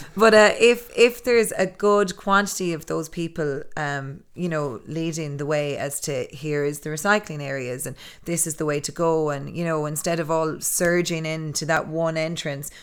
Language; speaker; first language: English; native; English